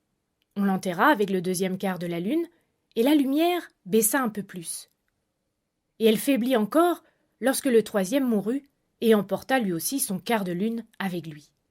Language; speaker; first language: French; native; French